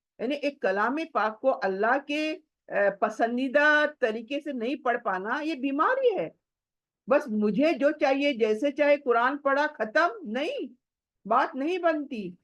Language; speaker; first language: Urdu; native; Urdu